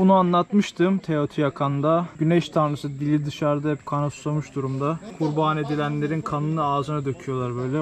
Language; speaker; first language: Turkish; native; Turkish